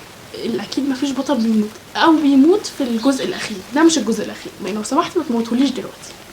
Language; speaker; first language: Arabic; native; Arabic